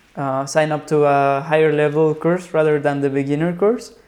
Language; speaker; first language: English; non-native, fluent; Spanish